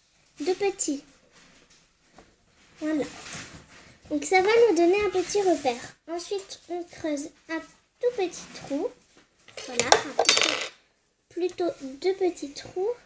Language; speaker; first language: French; native; French